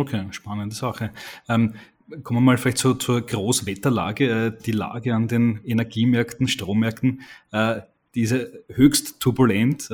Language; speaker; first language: German; native; German